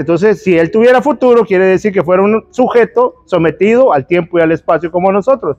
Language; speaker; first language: Spanish; native; Spanish